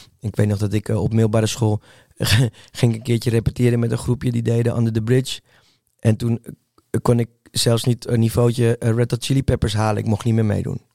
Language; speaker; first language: Dutch; early bilingual, other home language; Spanish